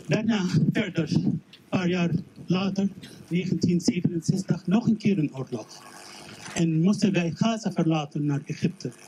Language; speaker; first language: Dutch; non-native, learner; Arabic